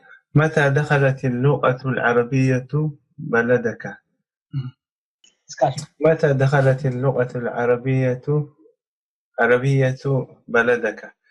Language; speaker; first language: Arabic; non-native, learner; Tigrinya